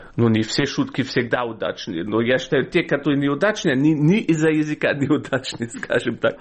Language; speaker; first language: Russian; non-native, fluent; German